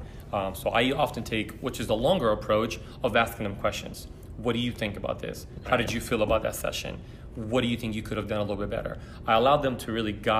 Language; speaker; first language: English; early bilingual, other home language; Portuguese